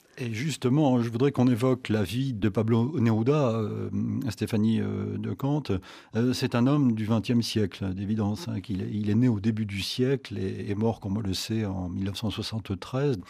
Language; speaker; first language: French; native; French